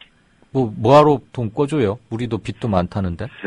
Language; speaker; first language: Korean; native; Korean